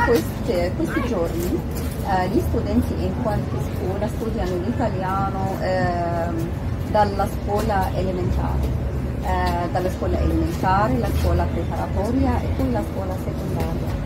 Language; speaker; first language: Italian; non-native, fluent; Arabic